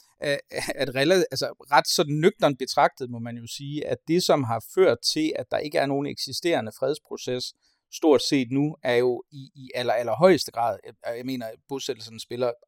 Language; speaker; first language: Danish; native; Danish